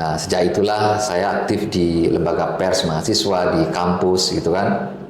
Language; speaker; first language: Indonesian; non-native, local second language; Madurese